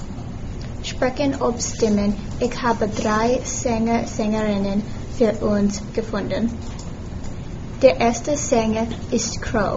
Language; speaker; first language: German; non-native, learner; English